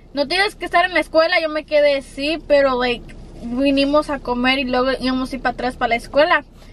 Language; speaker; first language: Spanish; early bilingual, other home language; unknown